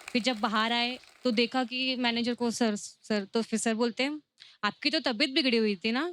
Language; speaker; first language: Hindi; native; Hindi